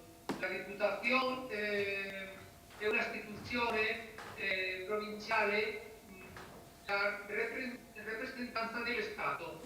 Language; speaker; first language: Italian; non-native, learner; Spanish